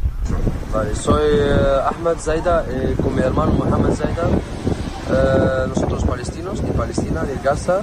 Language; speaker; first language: Spanish; non-native, learner; Arabic